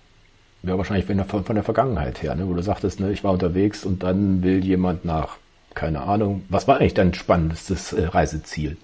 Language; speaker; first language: German; native; German